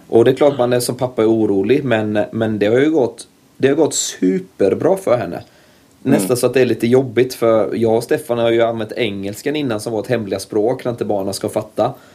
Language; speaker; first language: Swedish; native; Swedish